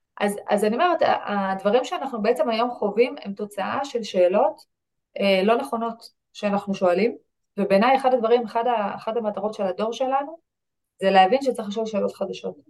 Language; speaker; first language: Hebrew; native; Hebrew